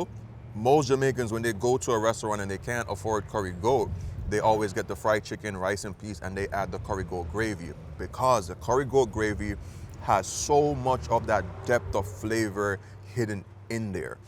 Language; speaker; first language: English; native; English